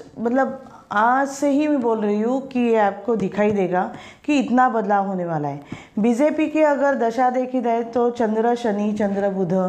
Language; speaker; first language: Hindi; non-native, local second language; Marathi